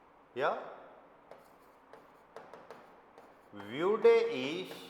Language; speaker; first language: German; non-native, fluent; Hindi